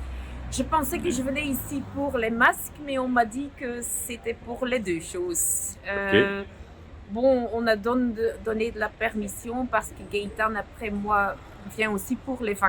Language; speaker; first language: French; non-native, local second language; Dutch